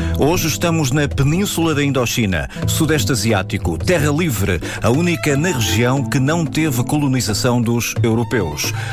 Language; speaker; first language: Portuguese; native; Portuguese